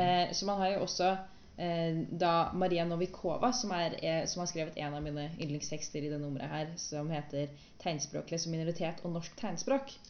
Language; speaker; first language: Norwegian; native; Norwegian